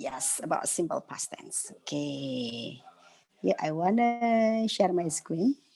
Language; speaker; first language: English; non-native, local second language; Indonesian